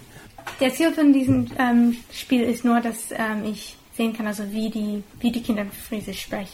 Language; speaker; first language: German; non-native, fluent; English